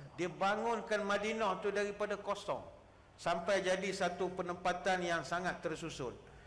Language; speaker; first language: Malay; native; Malay